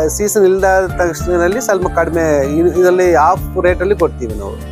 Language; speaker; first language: Kannada; non-native, local second language; Malayalam